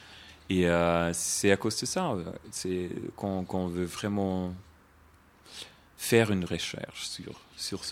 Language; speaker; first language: French; non-native, fluent; German